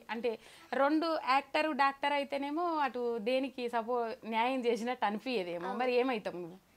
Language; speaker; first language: Telugu; native; Telugu